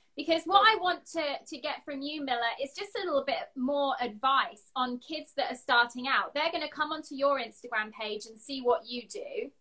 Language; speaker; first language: English; native; English